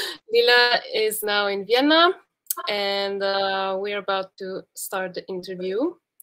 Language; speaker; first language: English; non-native, fluent; Italian